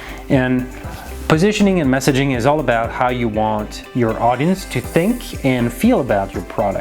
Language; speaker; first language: English; non-native, fluent; French